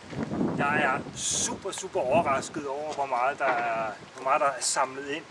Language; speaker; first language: Danish; native; Danish